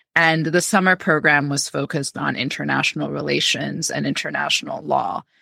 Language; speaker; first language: English; early bilingual, other home language; Amharic